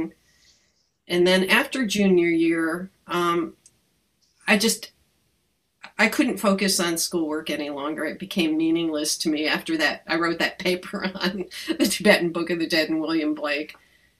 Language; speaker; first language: English; native; English